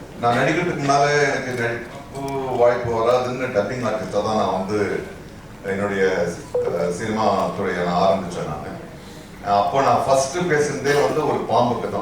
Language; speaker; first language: Tamil; native; Tamil